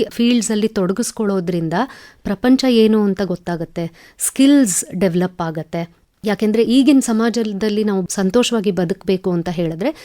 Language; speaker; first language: Kannada; non-native, local second language; Tamil